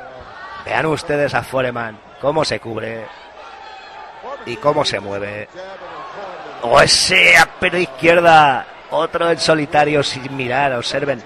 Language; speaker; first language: Spanish; native; Spanish